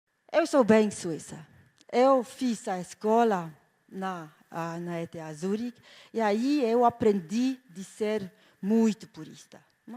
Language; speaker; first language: Portuguese; non-native, fluent; German